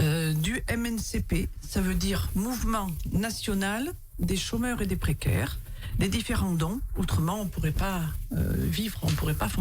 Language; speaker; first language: French; native; French